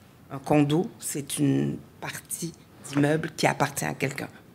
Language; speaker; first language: French; native; French